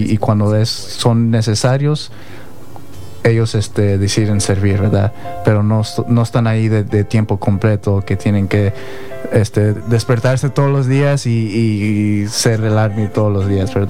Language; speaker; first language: Spanish; early bilingual, heritage; Spanish